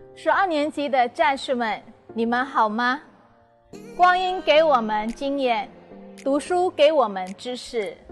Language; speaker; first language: Chinese; non-native, fluent; Indonesian